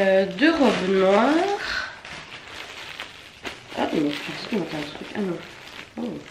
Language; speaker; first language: French; native; French